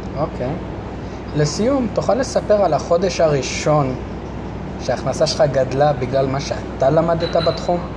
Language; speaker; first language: Hebrew; native; Hebrew